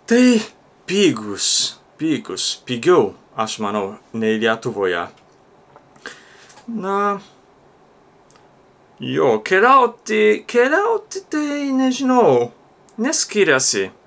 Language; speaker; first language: Lithuanian; non-native, fluent; Japanese